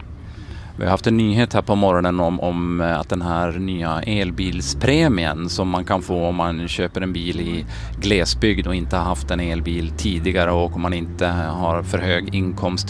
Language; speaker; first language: Swedish; native; Swedish